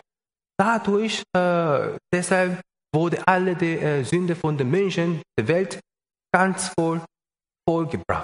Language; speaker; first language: German; non-native, learner; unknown